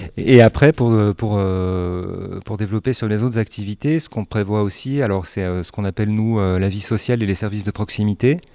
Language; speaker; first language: French; native; French